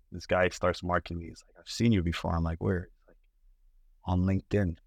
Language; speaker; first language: English; non-native, local second language; Yoruba